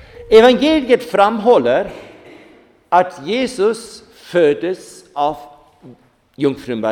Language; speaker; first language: Swedish; non-native, fluent; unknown